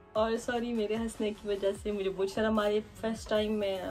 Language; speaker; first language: Urdu; early bilingual, heritage; Urdu